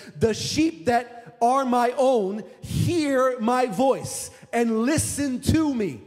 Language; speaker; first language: English; early bilingual, other home language; Romanian